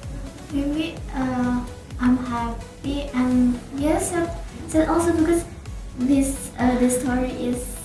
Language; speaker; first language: English; non-native, learner; Indonesian